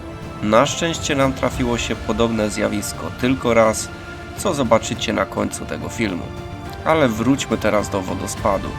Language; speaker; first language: Polish; native; Polish